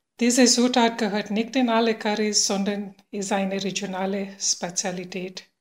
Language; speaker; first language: German; non-native, fluent; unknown